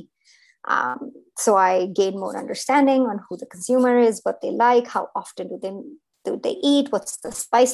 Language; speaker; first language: English; non-native, local second language; Hindi